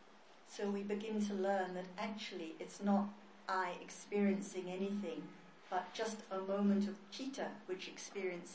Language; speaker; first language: English; non-native, fluent; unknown